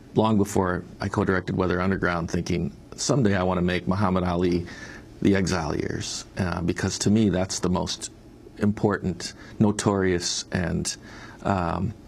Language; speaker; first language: English; native; English